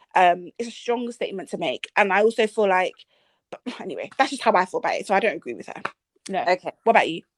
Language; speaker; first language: English; early bilingual, other home language; Yoruba